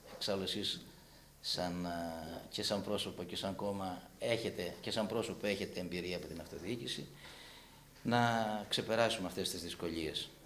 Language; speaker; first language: Greek; native; Greek